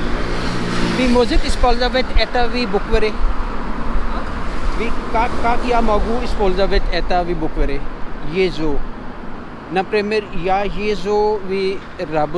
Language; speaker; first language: Russian; non-native, learner; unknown